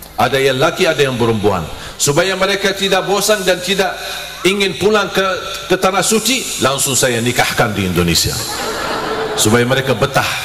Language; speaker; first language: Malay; non-native, fluent; Arabic